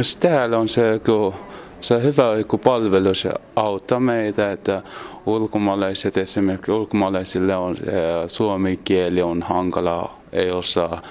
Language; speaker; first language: Finnish; non-native, learner; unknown